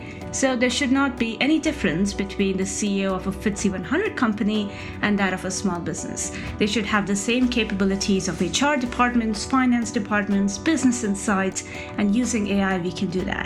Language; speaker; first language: English; non-native, local second language; Hindi